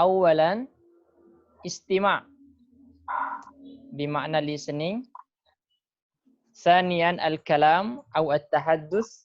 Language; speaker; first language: Arabic; non-native, fluent; Indonesian